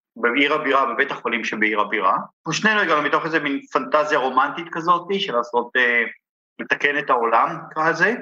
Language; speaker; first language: Hebrew; native; Hebrew